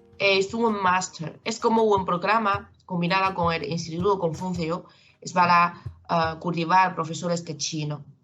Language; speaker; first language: Spanish; non-native, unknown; Chinese